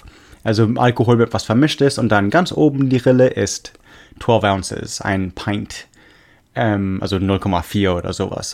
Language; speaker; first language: German; non-native, fluent; English